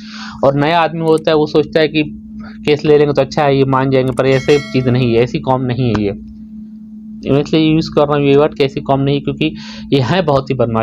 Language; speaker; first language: Hindi; native; Hindi